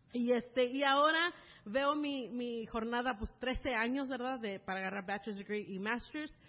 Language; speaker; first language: Spanish; early bilingual, heritage; Spanish